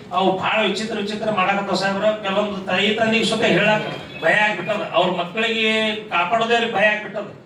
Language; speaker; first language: Kannada; native; Kannada